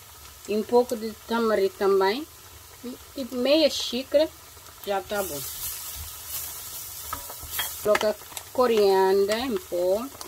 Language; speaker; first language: Portuguese; non-native, local second language; Upper Guinea Crioulo